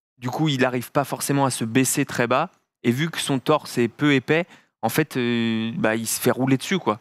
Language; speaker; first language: French; native; French